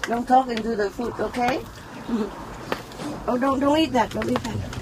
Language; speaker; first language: English; non-native, fluent; Vietnamese